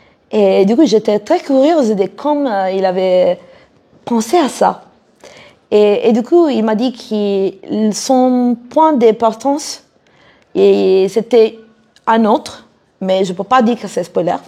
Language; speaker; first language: French; non-native, fluent; Italian